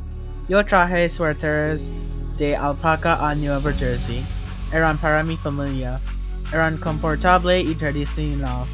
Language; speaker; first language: Spanish; non-native, learner; English